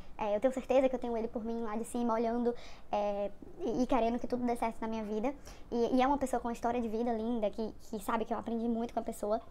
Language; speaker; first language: Portuguese; native; Portuguese